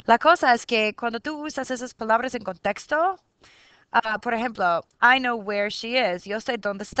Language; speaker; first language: Spanish; non-native, fluent; English